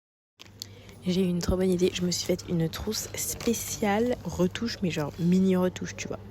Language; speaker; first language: French; native; French